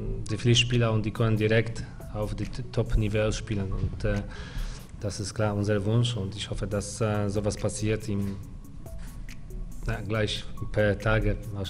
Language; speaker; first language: German; non-native, fluent; Polish